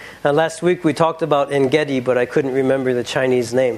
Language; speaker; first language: English; native; English